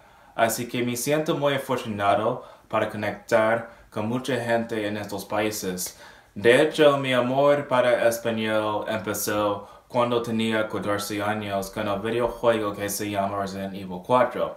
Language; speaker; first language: Spanish; non-native, learner; English